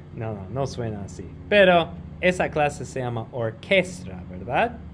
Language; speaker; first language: Spanish; non-native, fluent; English